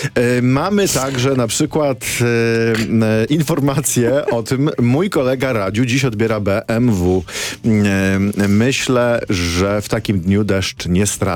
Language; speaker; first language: Polish; native; Polish